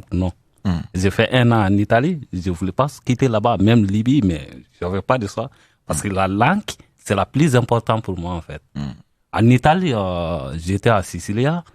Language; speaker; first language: French; non-native, learner; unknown